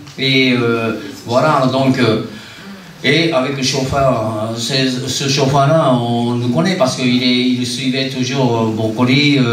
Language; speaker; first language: French; non-native, fluent; Japanese